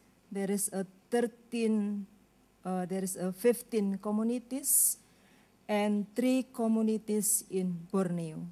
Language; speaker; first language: English; non-native, learner; Indonesian